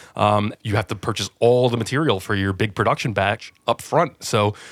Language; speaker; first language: English; native; English